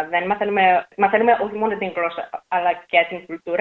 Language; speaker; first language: Greek; early bilingual, heritage; English